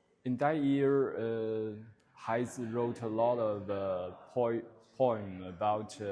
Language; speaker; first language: English; non-native, learner; Chinese